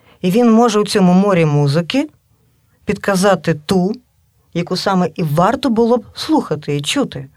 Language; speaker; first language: Ukrainian; native; Ukrainian